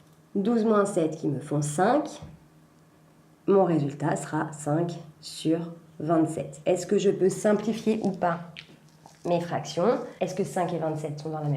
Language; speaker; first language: French; native; French